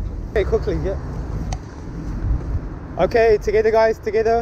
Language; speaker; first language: English; native; English